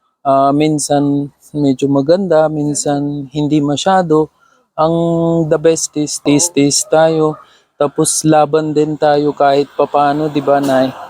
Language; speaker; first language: Filipino; non-native, learner; Urdu